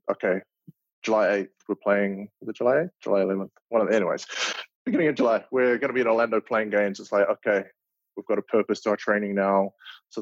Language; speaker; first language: English; native; English